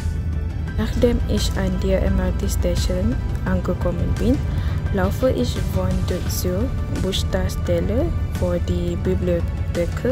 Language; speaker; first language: German; non-native, learner; Malay